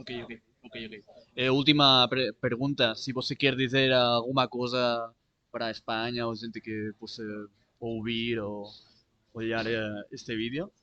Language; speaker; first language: Portuguese; non-native, learner; Catalan